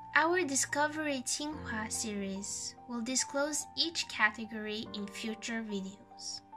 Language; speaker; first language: English; non-native, fluent; French